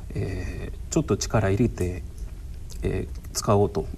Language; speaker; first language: Japanese; non-native, fluent; Arabic